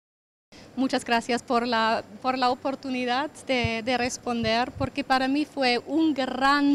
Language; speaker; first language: Spanish; non-native, fluent; English